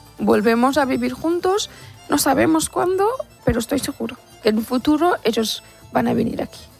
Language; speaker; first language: Spanish; non-native, learner; Persian